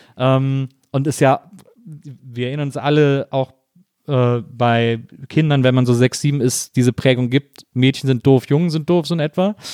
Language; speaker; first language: German; native; German